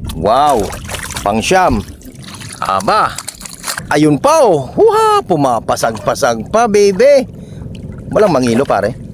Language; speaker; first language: Filipino; native; Filipino